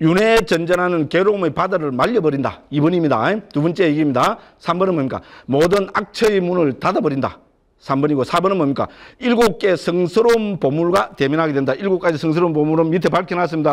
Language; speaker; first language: Korean; native; Korean